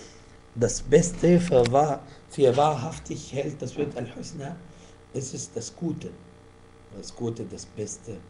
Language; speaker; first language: German; non-native, fluent; Arabic